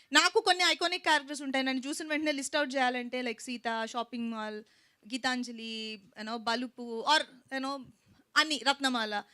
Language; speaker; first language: Telugu; native; Telugu